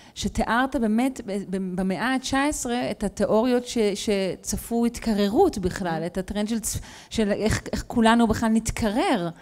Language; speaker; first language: Hebrew; native; Hebrew